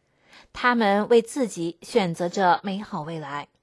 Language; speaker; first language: Chinese; native; Chinese